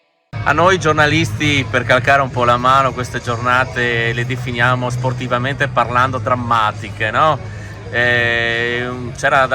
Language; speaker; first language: Italian; native; Italian